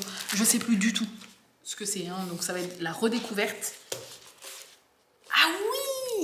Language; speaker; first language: French; native; French